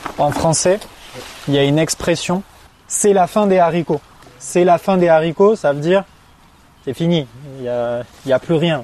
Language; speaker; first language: French; native; French